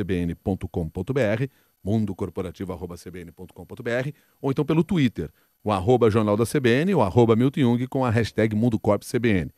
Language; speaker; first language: Portuguese; native; Portuguese